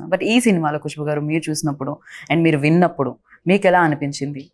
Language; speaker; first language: Telugu; native; Telugu